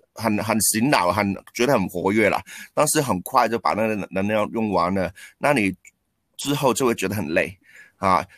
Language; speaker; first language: Chinese; non-native, local second language; Cantonese